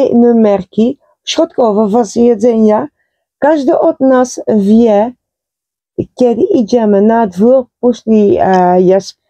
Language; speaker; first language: Polish; non-native, learner; Dutch